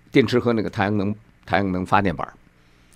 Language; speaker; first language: Chinese; native; Chinese